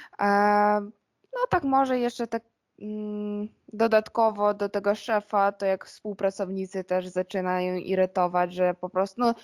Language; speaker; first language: Polish; non-native, fluent; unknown